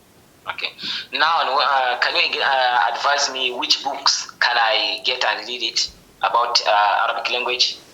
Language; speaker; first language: English; non-native, learner; Hausa